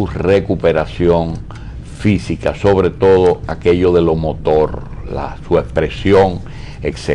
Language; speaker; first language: Spanish; native; Spanish